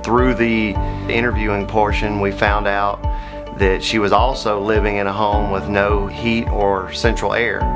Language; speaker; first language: English; native; English